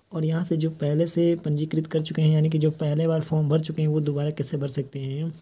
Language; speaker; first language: Hindi; native; Hindi